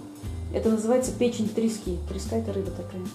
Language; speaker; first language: Russian; native; Russian